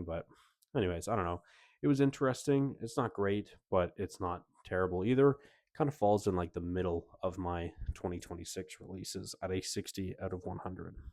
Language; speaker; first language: English; native; English